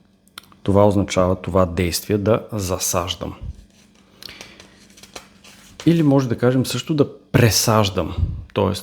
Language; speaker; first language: Bulgarian; native; Bulgarian